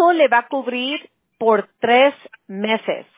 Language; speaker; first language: Spanish; early bilingual, heritage; Spanish